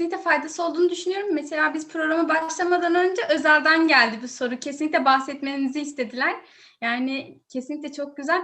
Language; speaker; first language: Turkish; native; Turkish